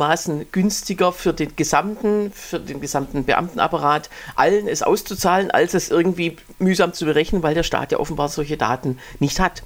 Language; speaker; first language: German; native; German